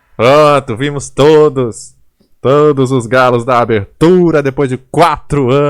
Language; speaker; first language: Portuguese; native; Portuguese